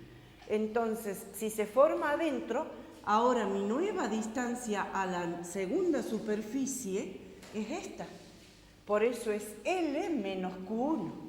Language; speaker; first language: Spanish; native; Spanish